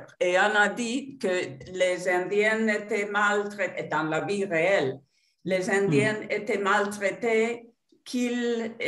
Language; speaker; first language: French; non-native, fluent; Spanish